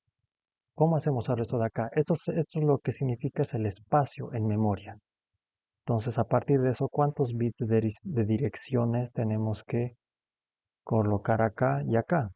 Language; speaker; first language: Spanish; native; Spanish